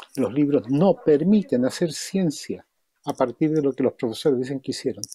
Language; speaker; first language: Spanish; native; Spanish